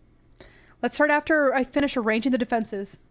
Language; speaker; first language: English; native; English